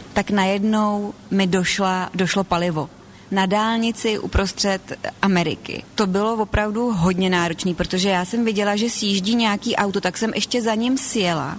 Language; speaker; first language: Czech; native; Czech